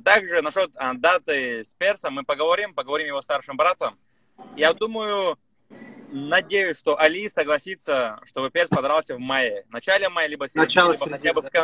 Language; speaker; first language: Russian; native; Russian